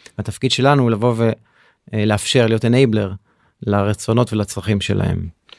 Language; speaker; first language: Hebrew; native; Hebrew